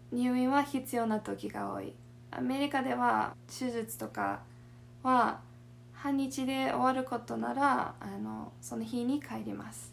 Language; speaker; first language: Japanese; non-native, fluent; English